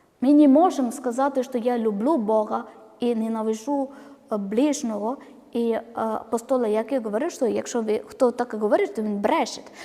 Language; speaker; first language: Ukrainian; non-native, learner; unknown